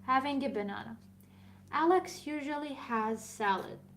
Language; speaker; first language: English; non-native, fluent; Persian